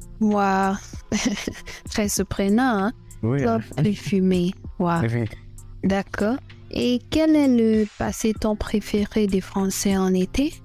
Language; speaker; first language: French; non-native, fluent; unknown